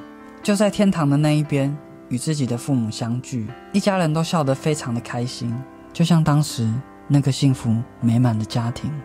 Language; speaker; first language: Chinese; native; Chinese